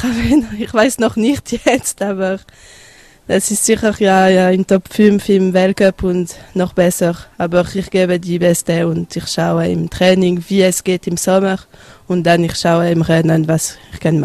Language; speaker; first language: German; non-native, local second language; French